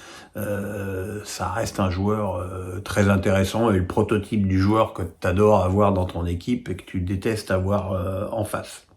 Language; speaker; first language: French; native; French